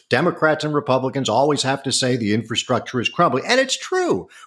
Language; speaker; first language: English; native; English